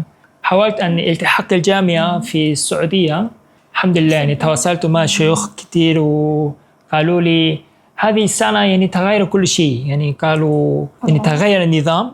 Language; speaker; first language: Arabic; non-native, fluent; Korean